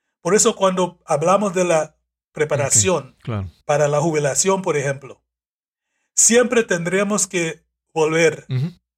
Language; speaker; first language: Spanish; non-native, fluent; English